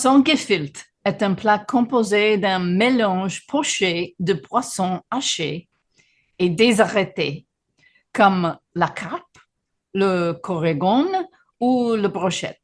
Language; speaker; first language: French; non-native, fluent; English